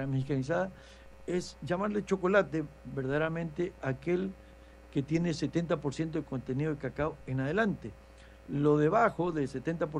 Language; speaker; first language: Spanish; native; Spanish